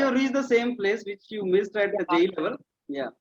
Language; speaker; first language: English; non-native, local second language; Hindi